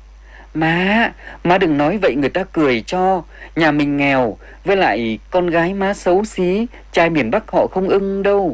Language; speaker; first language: Vietnamese; native; Vietnamese